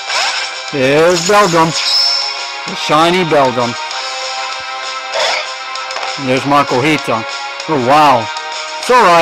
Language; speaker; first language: English; native; English